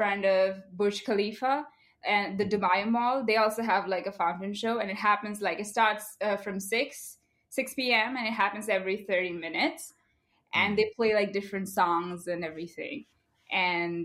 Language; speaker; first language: English; non-native, local second language; Bangla